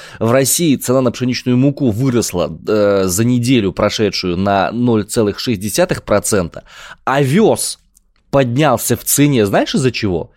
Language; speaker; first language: Russian; native; Russian